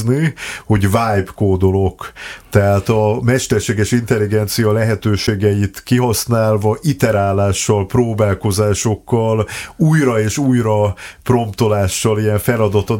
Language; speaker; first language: Hungarian; native; Hungarian